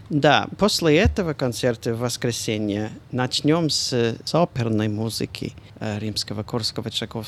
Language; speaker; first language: Russian; non-native, fluent; English